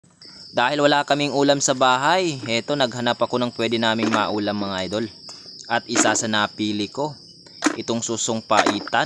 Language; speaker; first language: Filipino; native; Filipino